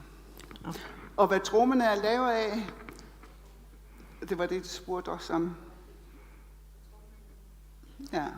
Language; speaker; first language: Danish; non-native, local second language; Kalaallisut